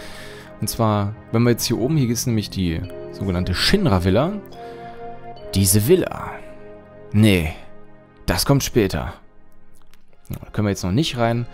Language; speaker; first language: German; native; German